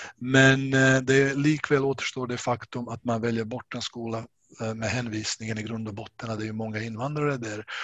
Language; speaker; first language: Swedish; non-native, fluent; Bosnian